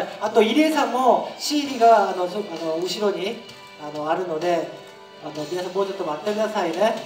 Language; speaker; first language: Japanese; non-native, fluent; Korean